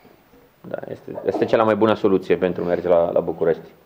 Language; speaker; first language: Romanian; non-native, learner; Italian